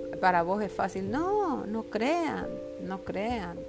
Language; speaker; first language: Spanish; native; Spanish